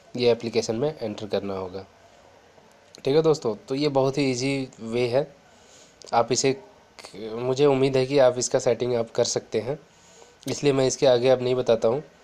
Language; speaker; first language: Hindi; native; Hindi